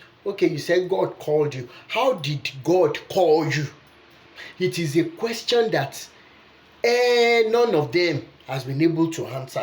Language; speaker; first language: English; non-native, local second language; Yoruba